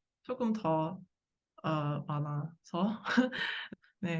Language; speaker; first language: Korean; non-native, learner; English